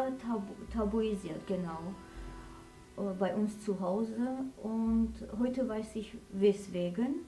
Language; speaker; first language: German; non-native, fluent; Armenian